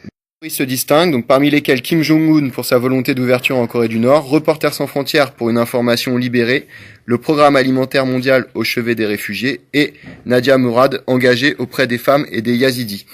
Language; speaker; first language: French; native; French